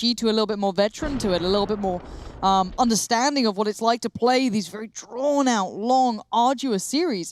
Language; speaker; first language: English; native; English